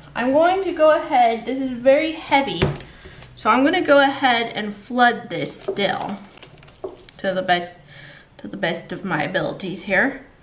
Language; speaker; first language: English; native; English